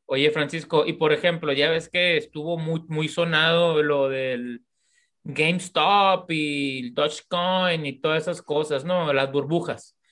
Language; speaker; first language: Spanish; native; Spanish